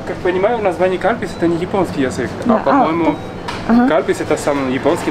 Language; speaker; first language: Russian; non-native, fluent; Spanish